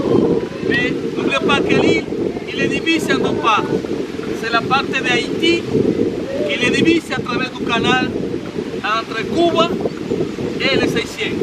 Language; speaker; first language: French; non-native, fluent; Spanish